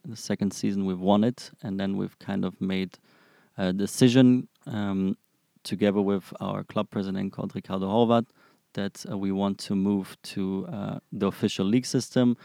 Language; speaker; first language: English; non-native, fluent; German